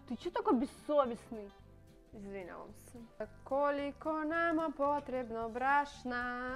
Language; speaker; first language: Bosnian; non-native, learner; Russian